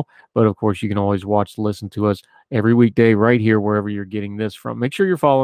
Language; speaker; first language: English; native; English